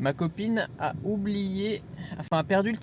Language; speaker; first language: French; native; French